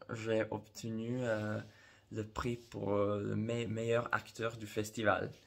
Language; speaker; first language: French; non-native, fluent; Croatian